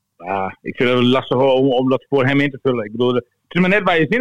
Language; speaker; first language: Dutch; native; Dutch